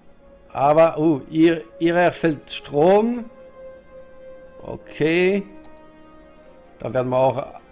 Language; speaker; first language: German; non-native, learner; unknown